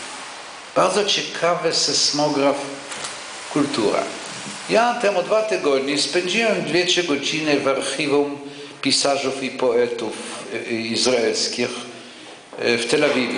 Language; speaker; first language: Polish; non-native, local second language; Yiddish